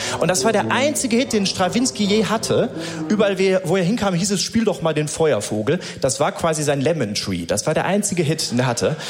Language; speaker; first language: German; native; German